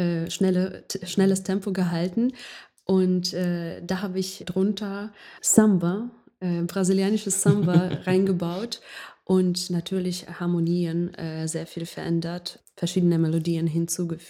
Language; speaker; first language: German; non-native, fluent; Ukrainian